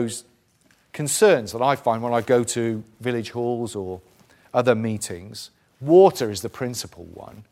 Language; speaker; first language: English; native; English